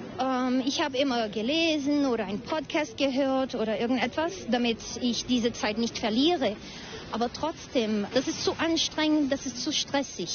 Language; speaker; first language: German; early bilingual, heritage; Portuguese